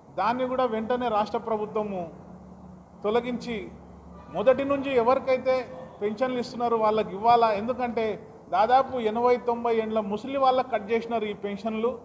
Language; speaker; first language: Telugu; non-native, local second language; Lambadi